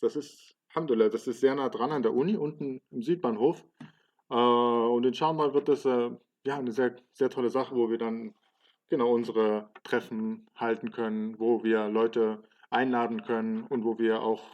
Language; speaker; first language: German; early bilingual, other home language; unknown